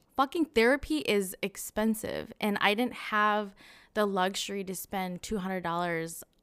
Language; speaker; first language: English; native; English